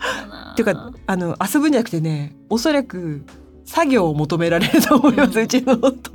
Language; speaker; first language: Japanese; native; Japanese